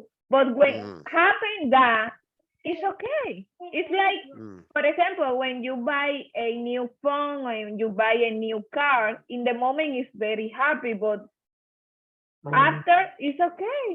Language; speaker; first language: English; non-native, learner; Spanish